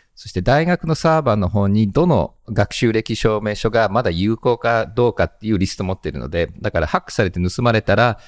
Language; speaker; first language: Japanese; early bilingual, heritage; Japanese